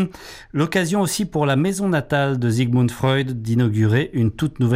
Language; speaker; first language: French; native; French